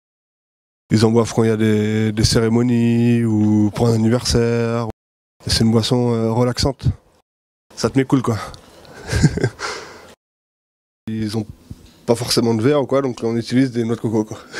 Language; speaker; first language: French; native; French